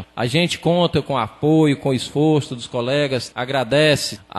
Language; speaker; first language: Portuguese; native; Portuguese